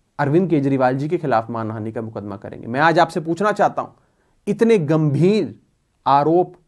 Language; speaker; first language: Hindi; non-native, local second language; Punjabi